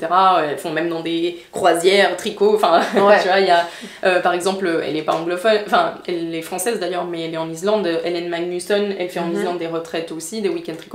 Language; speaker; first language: French; native; French